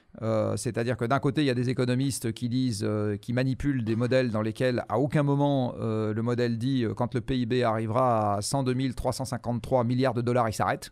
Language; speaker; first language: French; native; French